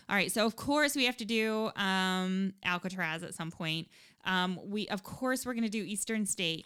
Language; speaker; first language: English; native; English